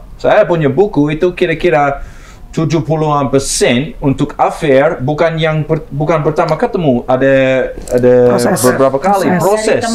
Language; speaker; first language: Indonesian; non-native, learner; English